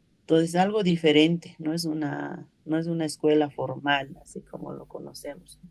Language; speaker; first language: Spanish; non-native, local second language; Aymara